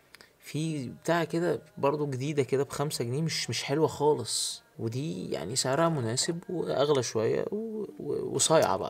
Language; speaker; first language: Arabic; native; Arabic